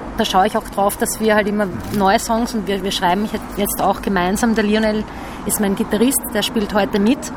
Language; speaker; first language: German; native; German